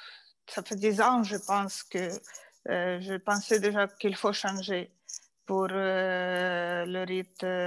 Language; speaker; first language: French; non-native, fluent; Ukrainian